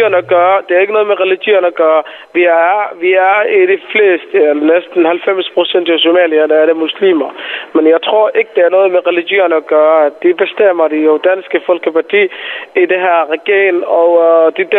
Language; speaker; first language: Danish; non-native, fluent; Somali